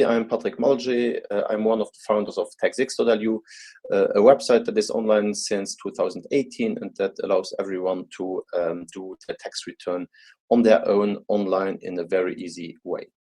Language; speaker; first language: English; non-native, fluent; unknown